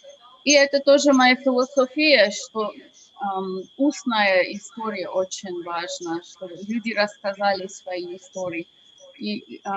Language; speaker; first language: Russian; non-native, fluent; English